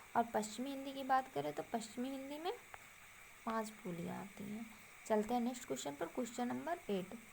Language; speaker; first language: Hindi; native; Hindi